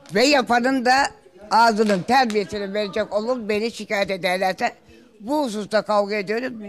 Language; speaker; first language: Turkish; native; Turkish